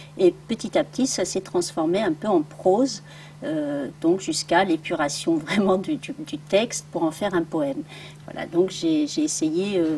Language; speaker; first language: French; early bilingual, other home language; Arabic